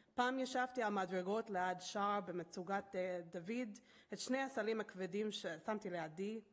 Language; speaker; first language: Hebrew; non-native, fluent; English